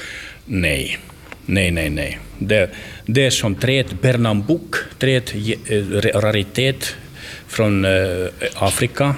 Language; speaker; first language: Swedish; non-native, learner; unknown